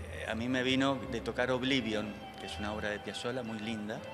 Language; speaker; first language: Spanish; native; Spanish